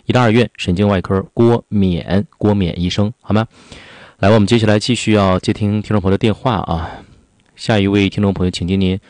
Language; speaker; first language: Chinese; native; Chinese